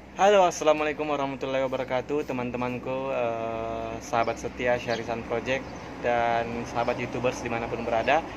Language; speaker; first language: Indonesian; native; Indonesian